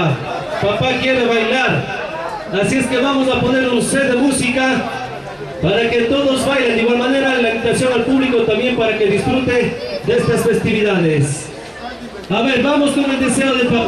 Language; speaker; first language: Spanish; native; Spanish